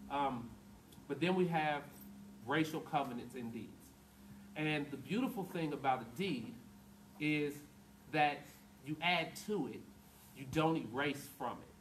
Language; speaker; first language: English; native; English